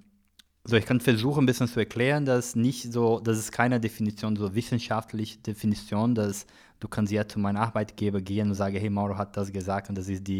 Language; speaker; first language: German; non-native, learner; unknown